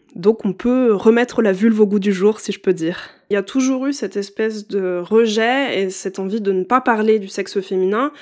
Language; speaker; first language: French; native; French